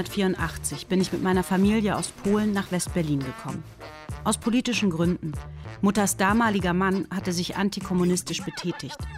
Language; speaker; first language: German; early bilingual, other home language; Polish